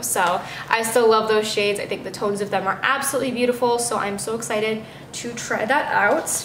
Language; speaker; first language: English; native; English